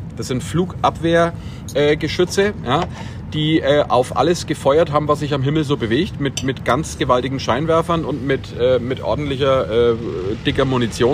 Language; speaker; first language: German; native; German